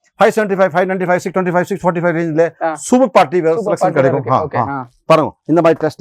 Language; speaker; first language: Tamil; non-native, local second language; Kannada